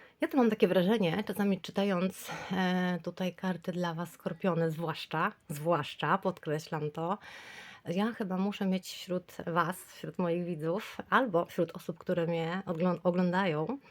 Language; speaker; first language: Polish; native; Polish